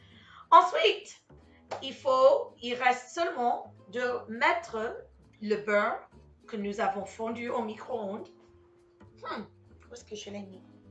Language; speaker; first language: French; non-native, fluent; English